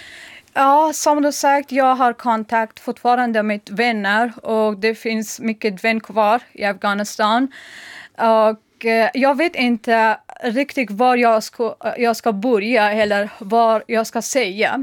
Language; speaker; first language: Swedish; non-native, learner; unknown